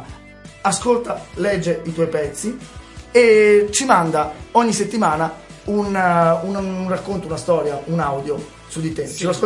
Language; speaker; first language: Italian; native; Italian